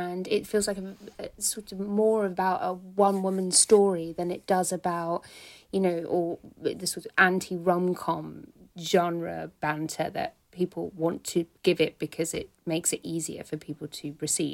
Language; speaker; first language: English; native; English